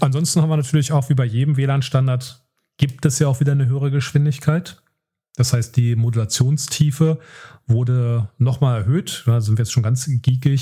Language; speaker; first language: German; native; German